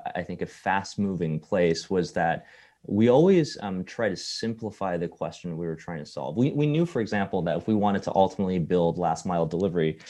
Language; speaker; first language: English; early bilingual, other home language; Chinese